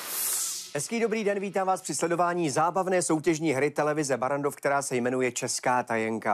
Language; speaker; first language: Czech; native; Czech